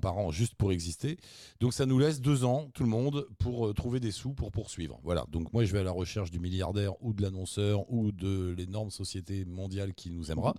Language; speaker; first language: French; native; French